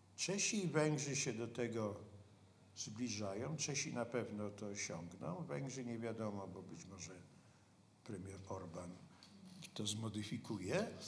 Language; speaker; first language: Polish; native; Polish